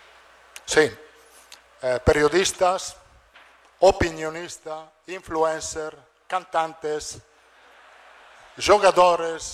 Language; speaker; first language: Portuguese; non-native, learner; Italian